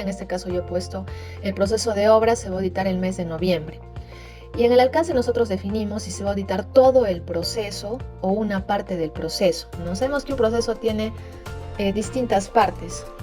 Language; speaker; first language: Spanish; native; Spanish